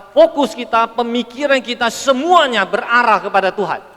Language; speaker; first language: Indonesian; native; Indonesian